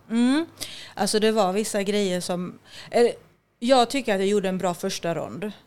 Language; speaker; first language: Swedish; native; Swedish